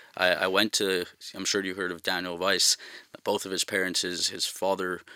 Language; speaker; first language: English; native; English